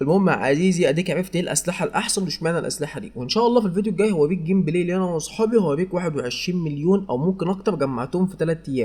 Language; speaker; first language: Arabic; native; Arabic